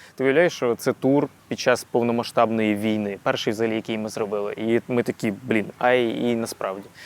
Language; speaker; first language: Ukrainian; non-native, local second language; Russian